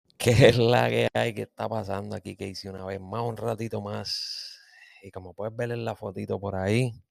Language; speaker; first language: Spanish; native; Spanish